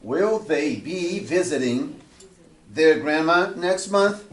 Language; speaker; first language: English; non-native, fluent; Portuguese